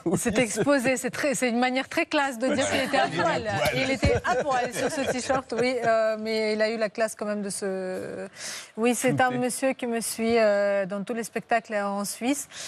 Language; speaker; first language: French; non-native, fluent; Russian